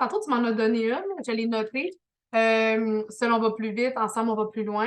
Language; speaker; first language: French; native; French